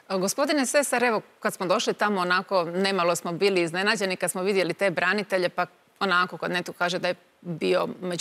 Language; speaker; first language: Croatian; native; Croatian